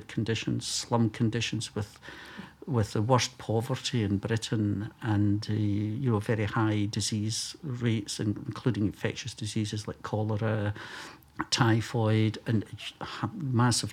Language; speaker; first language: English; native; English